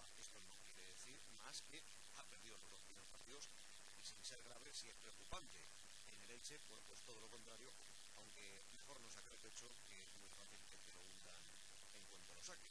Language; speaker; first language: Spanish; native; Spanish